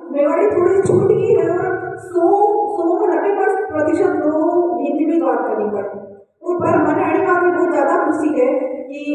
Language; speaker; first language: Hindi; non-native, local second language; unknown